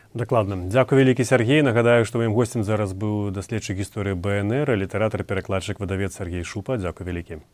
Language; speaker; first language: Belarusian; native; Belarusian